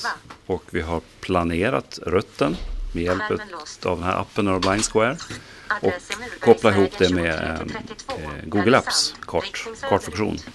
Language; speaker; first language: Swedish; native; Swedish